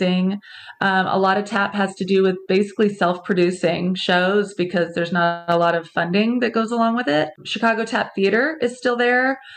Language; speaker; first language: English; native; English